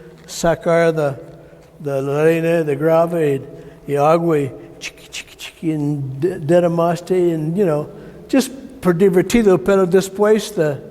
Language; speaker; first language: Spanish; non-native, learner; English